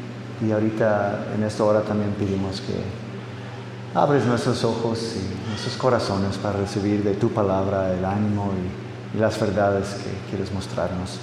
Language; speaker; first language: Spanish; non-native, fluent; English